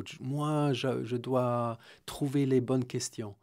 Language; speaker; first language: French; non-native, fluent; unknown